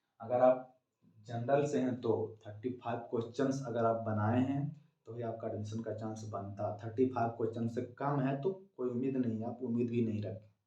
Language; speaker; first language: Hindi; native; Hindi